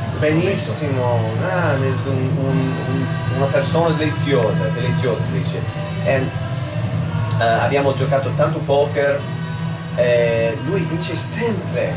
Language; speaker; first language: Italian; non-native, learner; English